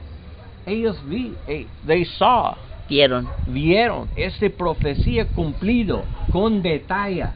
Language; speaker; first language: Spanish; non-native, learner; English